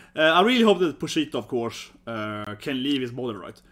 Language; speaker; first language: English; non-native, fluent; Swedish